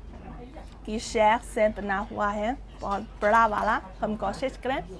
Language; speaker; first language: Hindi; non-native, fluent; Chinese